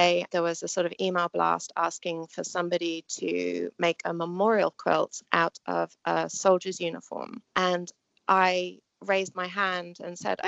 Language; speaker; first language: English; native; English